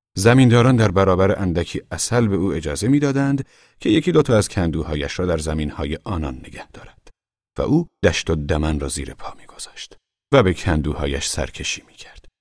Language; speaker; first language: Persian; native; Persian